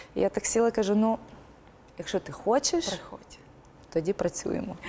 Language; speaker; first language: Ukrainian; non-native, local second language; Russian